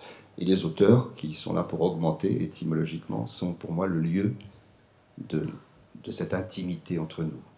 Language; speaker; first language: French; native; French